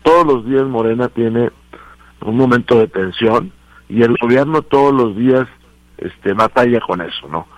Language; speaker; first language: Spanish; native; Spanish